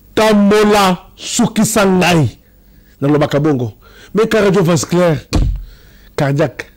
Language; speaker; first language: Lingala; non-native, local second language; Luba-Lulua